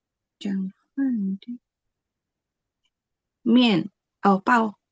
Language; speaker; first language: Chinese; non-native, learner; Indonesian